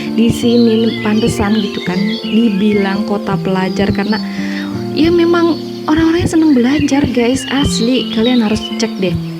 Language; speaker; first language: Indonesian; native; Indonesian